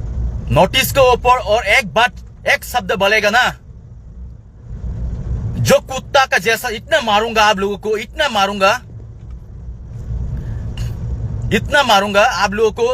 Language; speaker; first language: Hindi; non-native, local second language; Kok Borok